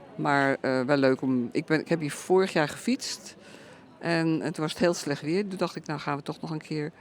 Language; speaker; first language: Dutch; native; Dutch